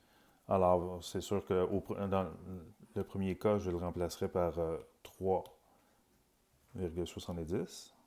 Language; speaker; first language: French; native; French